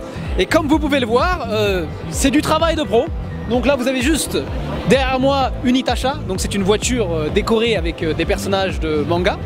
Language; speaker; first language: French; native; French